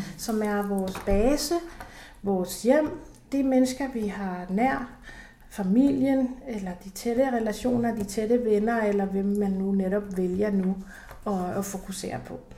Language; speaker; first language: Danish; non-native, fluent; Spanish